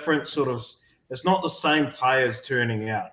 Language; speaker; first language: English; native; English